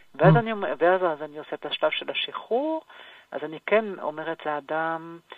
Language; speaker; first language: Hebrew; non-native, fluent; French